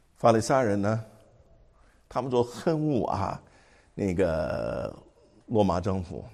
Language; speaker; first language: Chinese; non-native, fluent; English